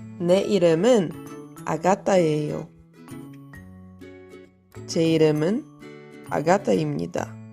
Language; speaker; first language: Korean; non-native, fluent; Polish